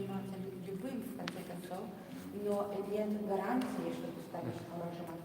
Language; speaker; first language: Russian; non-native, fluent; Italian